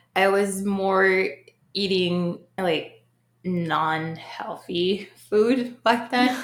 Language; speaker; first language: English; early bilingual, other home language; Haitian Creole